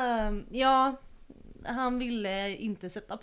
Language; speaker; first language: Swedish; native; Swedish